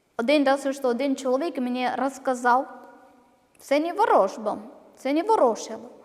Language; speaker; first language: Ukrainian; non-native, learner; Malayalam